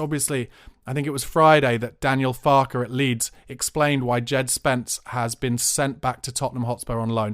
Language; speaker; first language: English; native; English